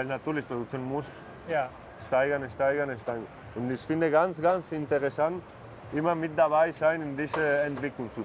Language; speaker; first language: German; non-native, fluent; Spanish